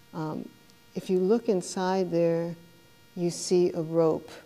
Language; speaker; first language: English; native; English